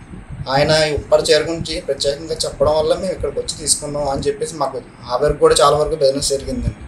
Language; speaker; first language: Telugu; native; Telugu